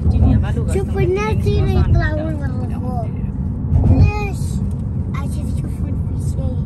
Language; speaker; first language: Arabic; early bilingual, other home language; Urdu